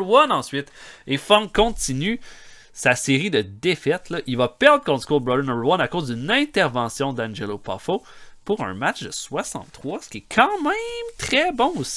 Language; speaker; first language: French; native; French